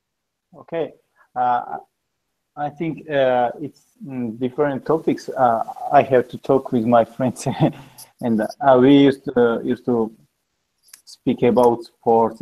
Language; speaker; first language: English; non-native, learner; Georgian